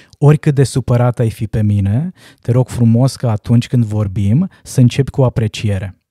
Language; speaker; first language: Romanian; non-native, local second language; Hungarian